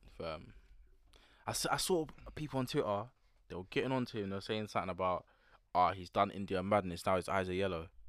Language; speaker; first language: English; native; English